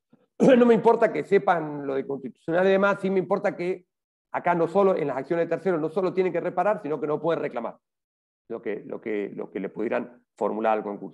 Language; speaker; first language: Spanish; native; Spanish